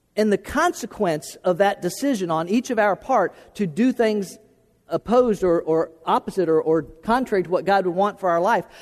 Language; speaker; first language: English; native; English